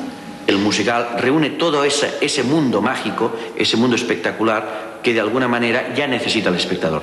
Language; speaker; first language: Spanish; native; Spanish